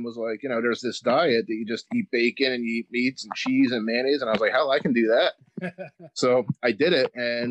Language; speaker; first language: English; native; English